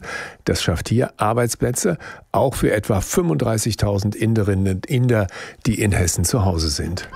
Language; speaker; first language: German; native; German